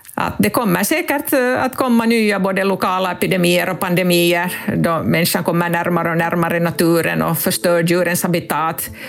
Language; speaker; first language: Swedish; non-native, local second language; Finnish